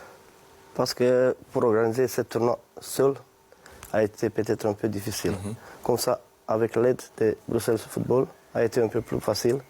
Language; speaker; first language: French; non-native, fluent; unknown